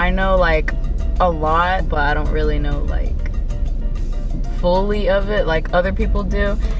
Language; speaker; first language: English; early bilingual, other home language; Spanish